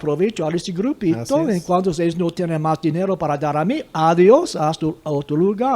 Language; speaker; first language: Spanish; non-native, fluent; English